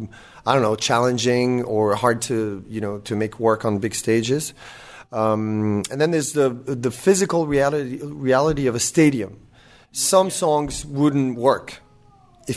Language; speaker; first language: English; non-native, fluent; French